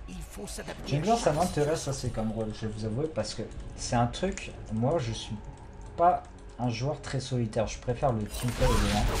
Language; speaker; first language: French; native; French